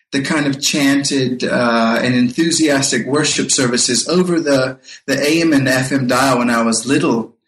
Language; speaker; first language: English; native; English